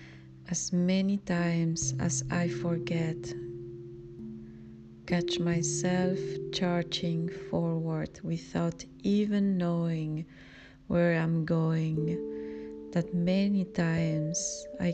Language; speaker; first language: English; non-native, fluent; Spanish